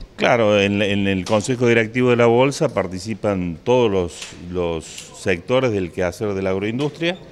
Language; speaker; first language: Spanish; native; Spanish